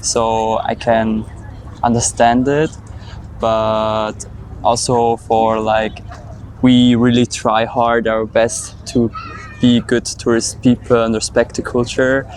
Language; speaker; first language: English; non-native, learner; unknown